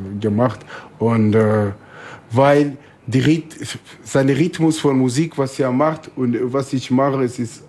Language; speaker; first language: German; non-native, fluent; Swahili